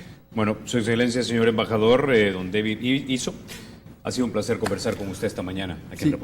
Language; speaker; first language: Spanish; native; Spanish